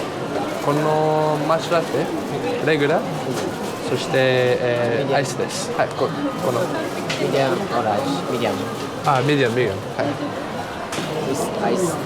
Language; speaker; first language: Japanese; non-native, learner; English